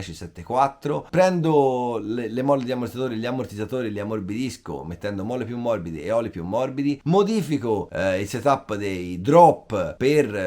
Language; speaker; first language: Italian; native; Italian